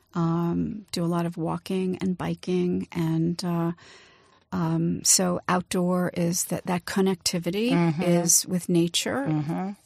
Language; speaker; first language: English; native; English